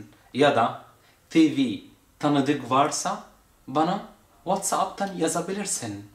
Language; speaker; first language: Turkish; non-native, fluent; Arabic